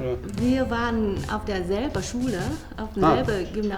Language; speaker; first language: German; non-native, fluent; Vietnamese